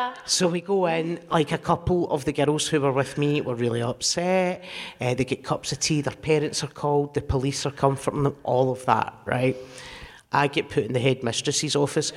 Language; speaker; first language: English; native; English